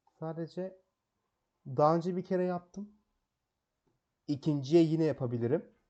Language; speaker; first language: Turkish; native; Turkish